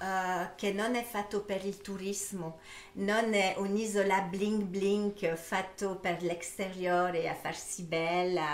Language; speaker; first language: Italian; early bilingual, heritage; French